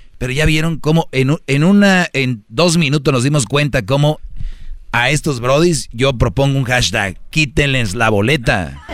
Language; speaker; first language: Spanish; native; Spanish